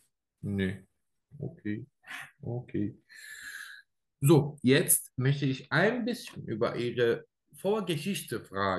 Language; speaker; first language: German; non-native, learner; Arabic